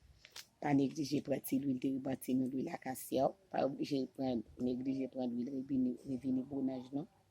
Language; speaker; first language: French; non-native, local second language; Haitian Creole